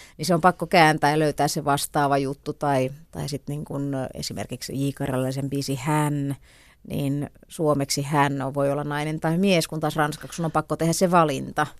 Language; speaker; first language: Finnish; native; Finnish